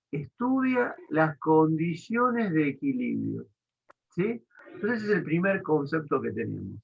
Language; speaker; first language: Spanish; native; Spanish